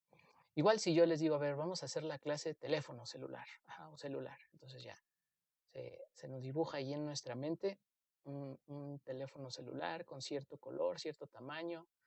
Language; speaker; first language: Spanish; native; Spanish